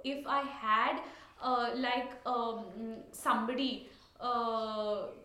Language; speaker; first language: English; non-native, local second language; Tulu